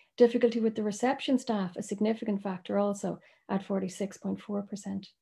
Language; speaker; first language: English; native; English